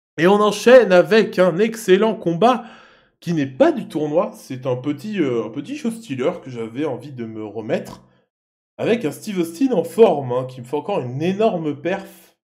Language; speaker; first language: French; native; French